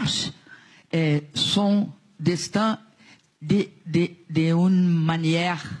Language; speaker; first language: French; non-native, learner; Portuguese